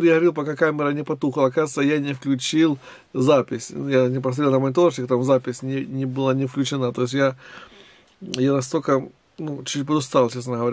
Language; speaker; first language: Russian; native; Russian